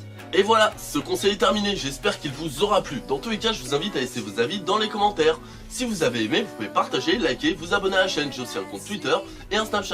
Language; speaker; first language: French; native; French